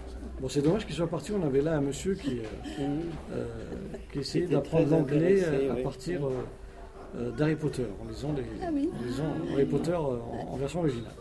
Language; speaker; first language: French; native; French